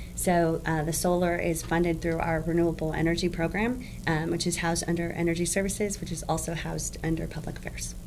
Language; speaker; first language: English; native; English